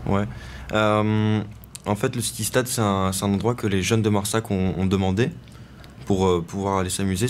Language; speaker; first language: French; native; French